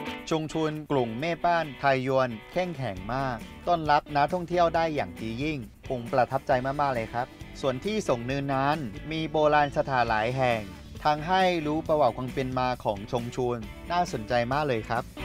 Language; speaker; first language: Thai; non-native, fluent; Chinese